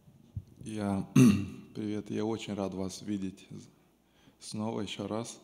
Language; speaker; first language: Russian; non-native, local second language; Romanian